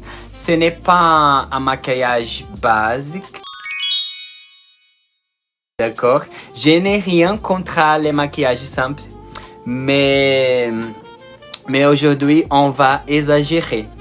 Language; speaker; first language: French; non-native, learner; Portuguese